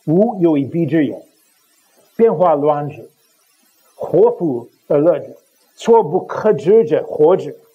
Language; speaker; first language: Chinese; non-native, learner; English